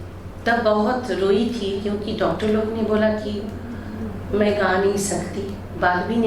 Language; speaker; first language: Hindi; non-native, local second language; Bangla